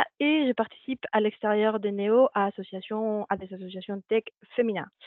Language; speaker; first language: French; non-native, fluent; Spanish